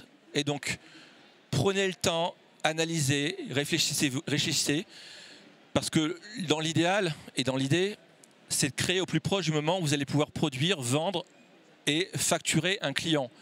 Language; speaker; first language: French; native; French